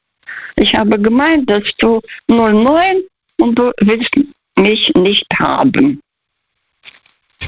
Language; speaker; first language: German; non-native, fluent; Russian